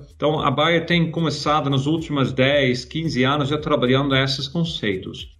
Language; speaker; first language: Portuguese; non-native, fluent; Dutch